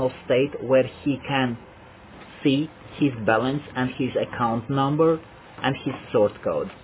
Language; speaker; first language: English; non-native, fluent; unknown